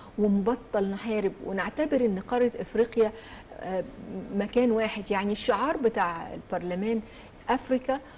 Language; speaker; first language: Arabic; native; Arabic